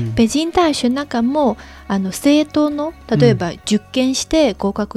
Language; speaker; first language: Japanese; non-native, fluent; Chinese